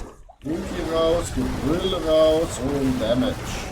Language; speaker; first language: German; native; German